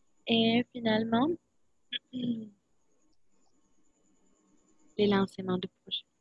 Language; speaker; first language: French; non-native, learner; Spanish